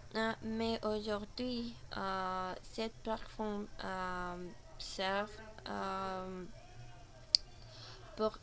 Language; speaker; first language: French; non-native, learner; Spanish